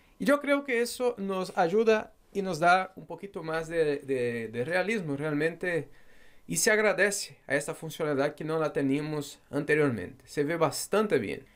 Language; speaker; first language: Spanish; non-native, fluent; Portuguese